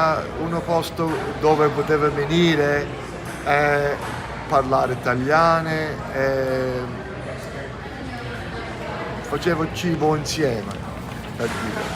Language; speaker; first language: Italian; early bilingual, heritage; English